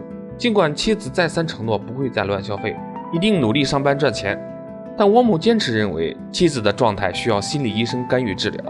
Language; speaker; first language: Chinese; native; Chinese